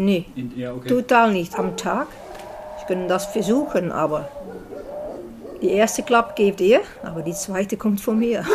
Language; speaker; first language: German; non-native, learner; Dutch